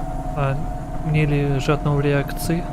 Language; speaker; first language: Czech; non-native, learner; Ukrainian